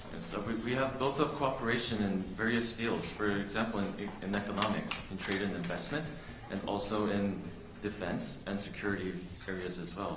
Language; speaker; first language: English; non-native, fluent; Korean